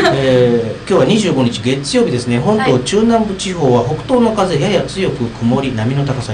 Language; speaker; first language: Japanese; native; Japanese